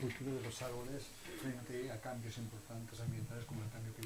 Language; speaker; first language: Spanish; native; Spanish